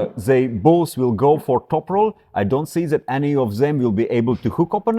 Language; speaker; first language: English; non-native, fluent; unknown